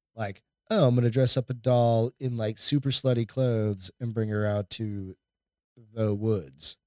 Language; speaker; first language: English; native; English